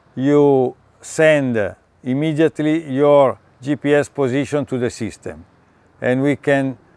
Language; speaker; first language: English; non-native, fluent; Italian